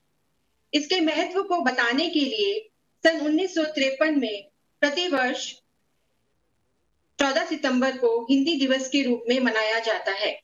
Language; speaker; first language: Hindi; native; Hindi